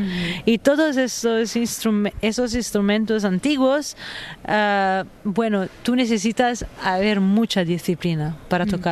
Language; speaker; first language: Spanish; non-native, fluent; Italian